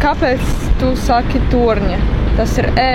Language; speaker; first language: Latvian; non-native, local second language; Russian